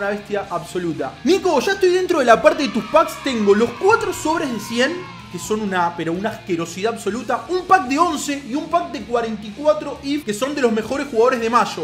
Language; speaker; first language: Spanish; native; Spanish